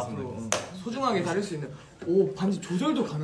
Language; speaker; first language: Korean; native; Korean